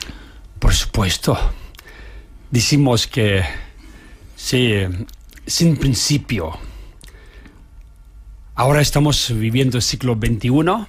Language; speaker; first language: Spanish; non-native, learner; Tibetan